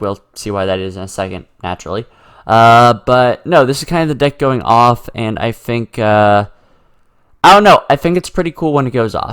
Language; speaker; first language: English; native; English